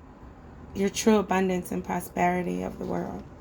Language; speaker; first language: English; native; English